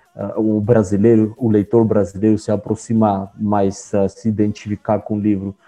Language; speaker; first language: Portuguese; non-native, fluent; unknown